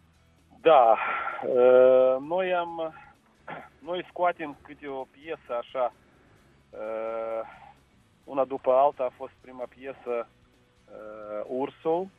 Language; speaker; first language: Romanian; non-native, local second language; Russian